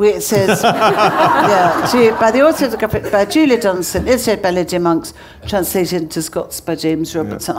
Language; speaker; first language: English; native; English